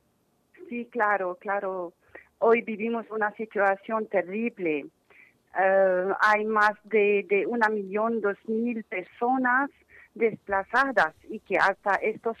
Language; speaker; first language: Spanish; non-native, fluent; Arabic